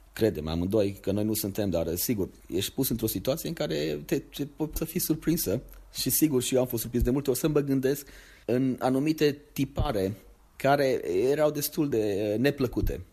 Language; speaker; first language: Romanian; native; Romanian